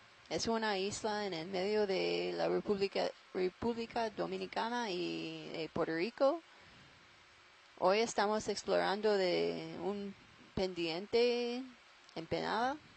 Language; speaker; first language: Spanish; non-native, learner; English